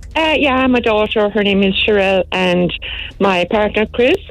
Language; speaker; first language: English; native; English